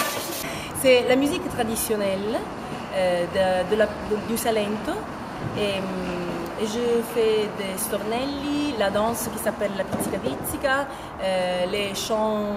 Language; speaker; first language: French; non-native, fluent; Italian